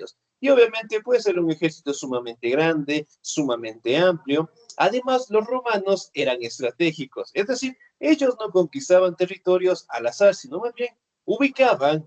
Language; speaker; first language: Spanish; native; Spanish